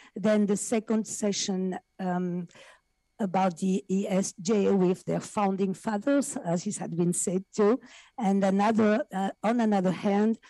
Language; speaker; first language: English; non-native, fluent; French